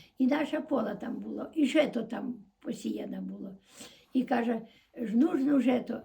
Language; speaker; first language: Ukrainian; native; Ukrainian